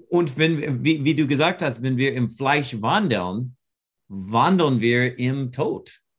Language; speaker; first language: German; non-native, learner; English